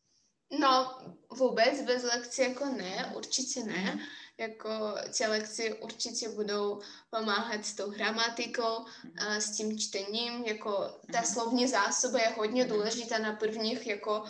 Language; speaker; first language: Czech; non-native, fluent; Russian